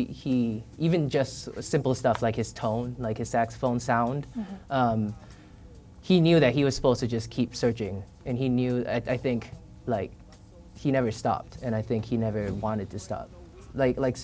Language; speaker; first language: English; native; English